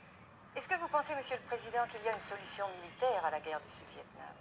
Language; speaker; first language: French; native; French